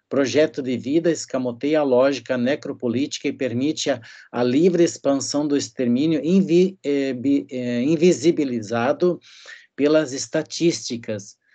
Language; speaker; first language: Portuguese; native; Portuguese